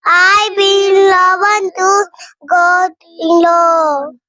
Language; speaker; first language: English; non-native, learner; Hindi